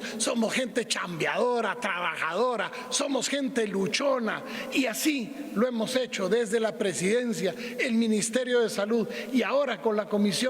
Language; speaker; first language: Spanish; native; Spanish